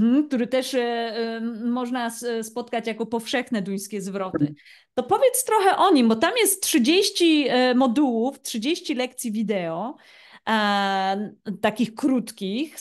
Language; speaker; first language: Polish; native; Polish